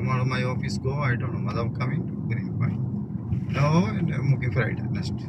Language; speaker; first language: English; non-native, learner; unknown